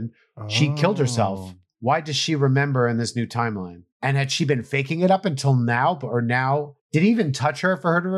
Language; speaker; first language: English; native; English